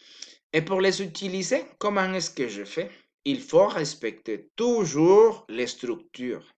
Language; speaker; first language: French; non-native, learner; Spanish